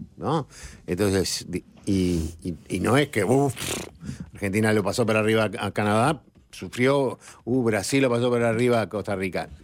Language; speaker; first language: Spanish; native; Spanish